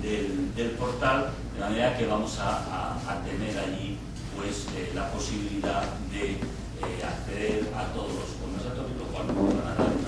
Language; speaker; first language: Spanish; native; Spanish